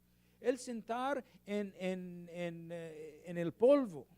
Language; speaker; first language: Spanish; non-native, learner; English